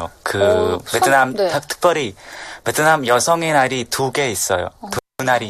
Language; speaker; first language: Korean; non-native, learner; Vietnamese